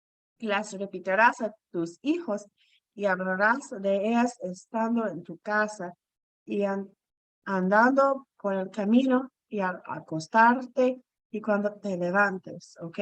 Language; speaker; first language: Spanish; non-native, fluent; English